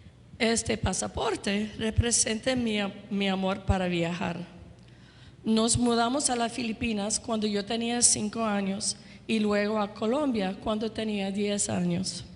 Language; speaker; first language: Spanish; non-native, fluent; English